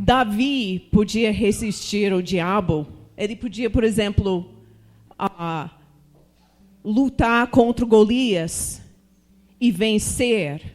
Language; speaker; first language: Portuguese; non-native, fluent; English